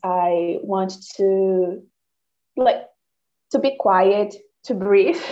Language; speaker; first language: English; non-native, learner; Portuguese